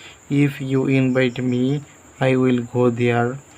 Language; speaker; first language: English; non-native, local second language; Bangla